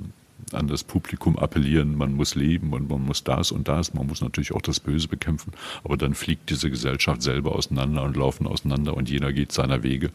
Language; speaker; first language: German; native; German